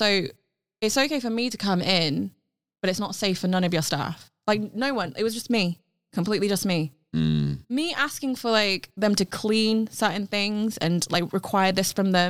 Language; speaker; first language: English; non-native, local second language; Cantonese